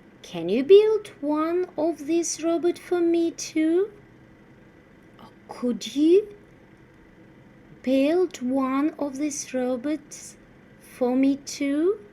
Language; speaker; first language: English; non-native, fluent; Russian